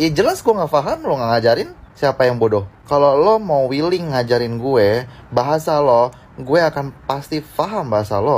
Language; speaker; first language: Indonesian; native; Indonesian